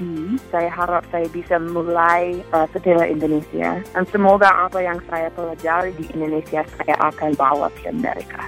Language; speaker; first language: Indonesian; non-native, fluent; English